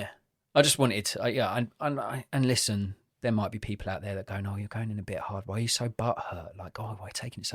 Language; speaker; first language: English; native; English